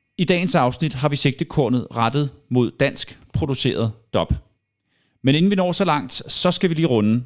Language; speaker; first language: Danish; native; Danish